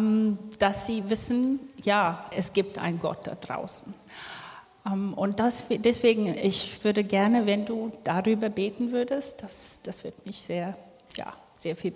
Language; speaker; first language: German; non-native, fluent; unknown